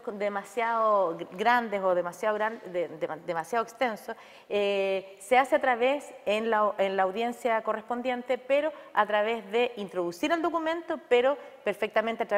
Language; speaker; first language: Spanish; native; Spanish